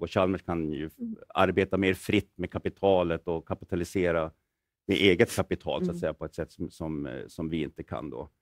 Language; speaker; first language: Swedish; native; Swedish